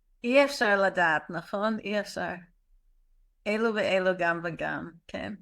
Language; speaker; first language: Hebrew; non-native, learner; English